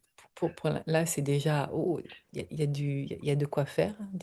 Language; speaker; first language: French; native; French